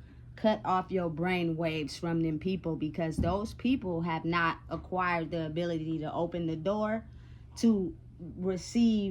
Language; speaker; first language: English; native; English